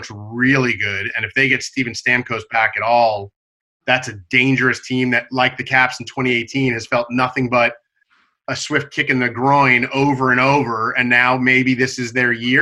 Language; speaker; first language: English; native; English